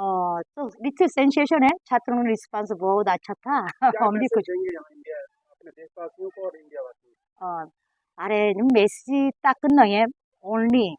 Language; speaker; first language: Hindi; non-native, learner; Korean